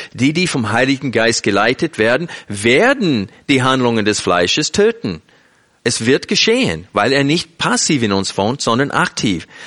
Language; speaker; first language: German; non-native, fluent; English